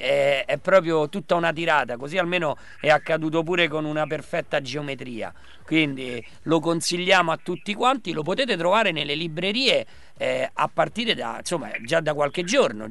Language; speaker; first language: Italian; native; Italian